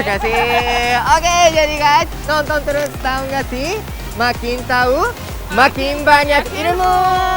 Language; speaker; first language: Indonesian; non-native, fluent; Japanese